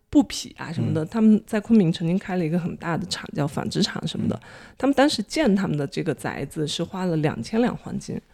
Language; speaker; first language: Chinese; native; Chinese